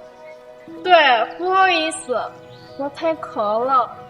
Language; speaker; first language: Chinese; non-native, learner; Indonesian